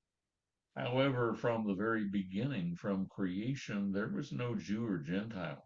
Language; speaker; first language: English; native; English